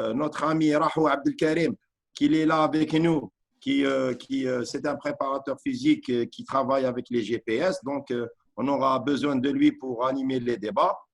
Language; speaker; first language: French; non-native, local second language; Arabic